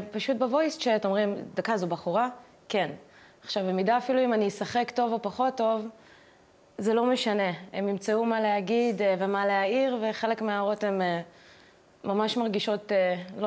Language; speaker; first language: Hebrew; native; Hebrew